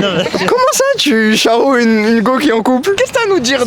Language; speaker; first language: French; native; French